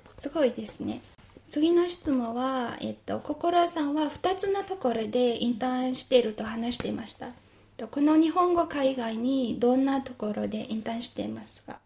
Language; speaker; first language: Japanese; non-native, learner; Mongolian